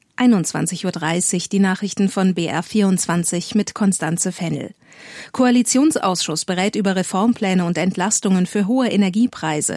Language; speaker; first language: German; native; German